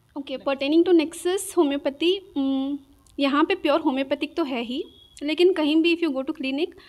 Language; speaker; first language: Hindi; non-native, local second language; Urdu